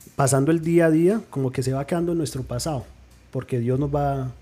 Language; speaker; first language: Spanish; early bilingual, heritage; Spanish